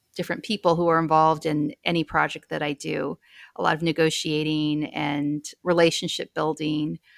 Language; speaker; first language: English; native; English